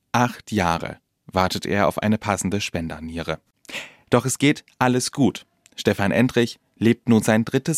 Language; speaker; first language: German; native; German